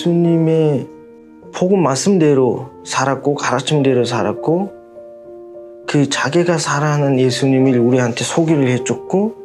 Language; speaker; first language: Korean; non-native, fluent; Mongolian